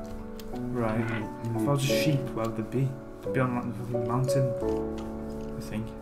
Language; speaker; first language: English; native; English